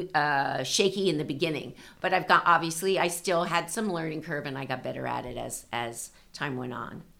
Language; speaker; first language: English; native; English